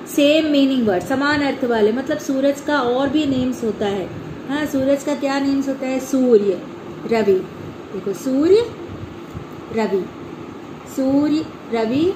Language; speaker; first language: Hindi; non-native, local second language; Telugu